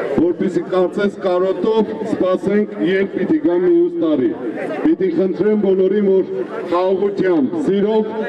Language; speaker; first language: Armenian; native; Armenian